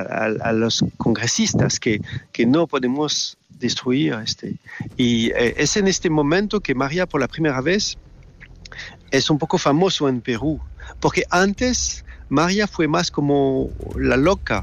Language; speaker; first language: Spanish; non-native, learner; French